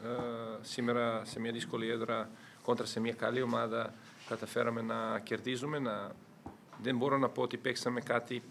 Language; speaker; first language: Greek; non-native, fluent; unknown